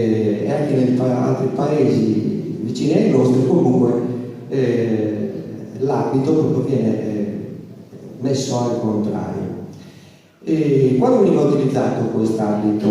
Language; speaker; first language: Italian; native; Italian